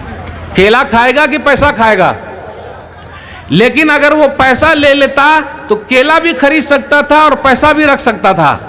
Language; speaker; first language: Hindi; native; Hindi